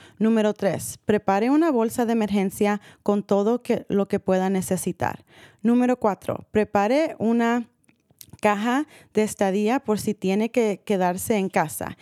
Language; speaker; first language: Spanish; early bilingual, heritage; Spanish